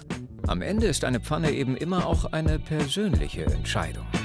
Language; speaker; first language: German; native; German